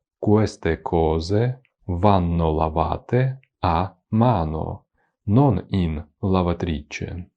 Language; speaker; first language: Italian; non-native, fluent; Ukrainian